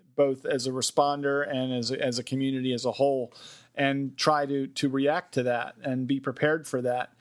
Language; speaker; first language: English; native; English